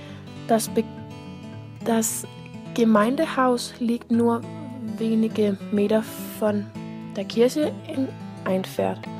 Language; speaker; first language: German; non-native, learner; Danish